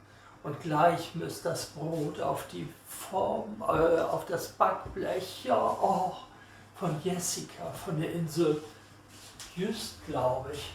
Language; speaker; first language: German; native; German